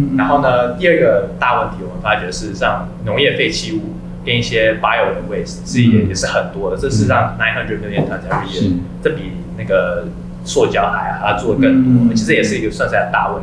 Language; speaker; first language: Chinese; native; Chinese